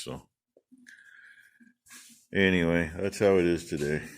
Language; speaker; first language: English; native; English